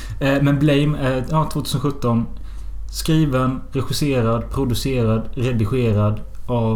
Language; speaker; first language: Swedish; native; Swedish